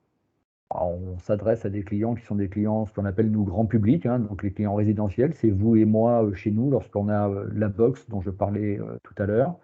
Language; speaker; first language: French; native; French